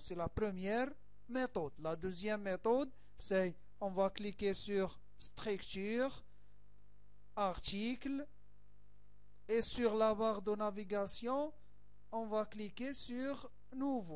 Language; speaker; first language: French; non-native, local second language; Arabic